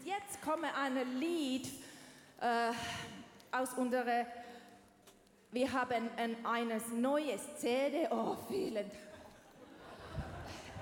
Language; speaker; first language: German; non-native, learner; Finnish